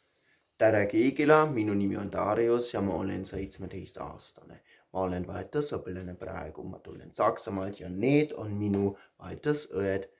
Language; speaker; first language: Estonian; non-native, learner; German